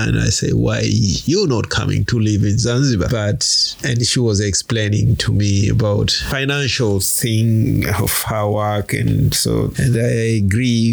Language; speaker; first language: English; non-native, local second language; Swahili